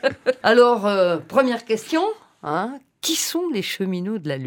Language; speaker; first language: French; native; French